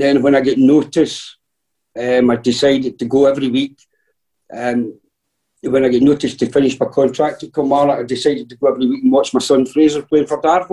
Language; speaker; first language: English; native; English